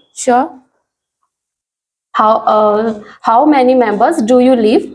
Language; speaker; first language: English; non-native, learner; Hindi